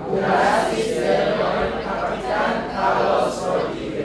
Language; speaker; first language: German; non-native, learner; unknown